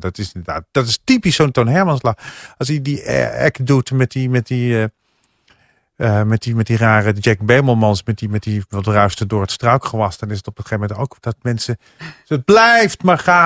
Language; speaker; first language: Dutch; native; Dutch